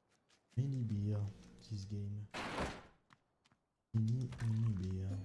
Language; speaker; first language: English; non-native, learner; French